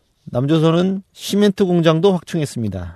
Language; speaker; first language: Korean; native; Korean